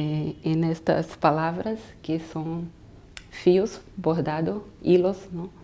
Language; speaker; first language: Spanish; non-native, fluent; Portuguese